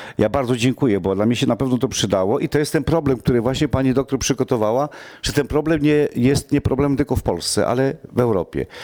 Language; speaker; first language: Polish; non-native, local second language; Romany